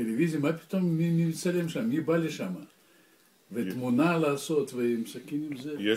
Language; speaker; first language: Hebrew; non-native, learner; Russian